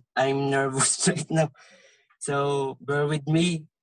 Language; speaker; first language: English; non-native, local second language; Filipino